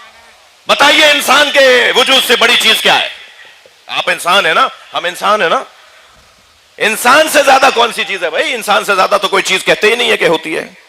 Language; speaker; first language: Urdu; native; Urdu